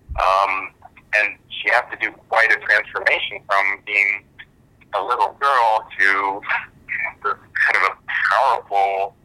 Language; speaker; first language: English; early bilingual, other home language; German